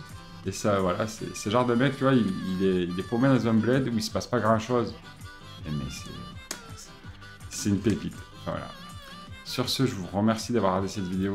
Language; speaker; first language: French; native; French